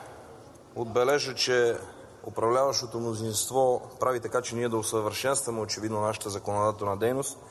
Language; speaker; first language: Bulgarian; native; Bulgarian